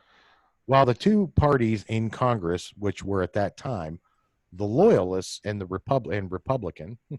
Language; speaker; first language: English; native; English